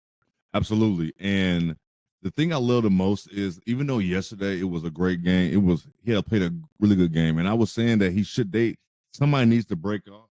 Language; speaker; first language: English; native; English